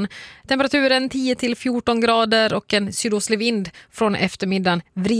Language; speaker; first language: Swedish; native; Swedish